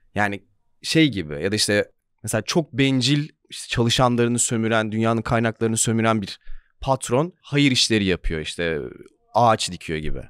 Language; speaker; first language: Turkish; native; Turkish